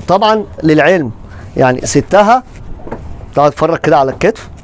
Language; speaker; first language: Arabic; native; Arabic